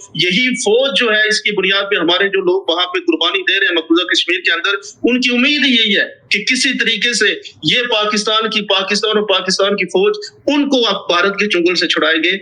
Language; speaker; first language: Urdu; non-native, local second language; Punjabi